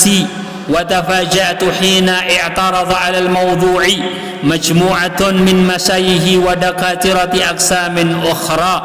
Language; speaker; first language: Arabic; non-native, fluent; Indonesian